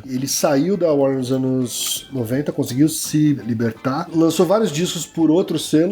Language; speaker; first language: Portuguese; native; Portuguese